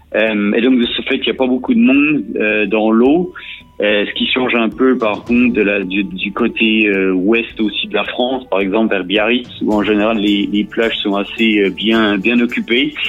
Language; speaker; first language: French; native; French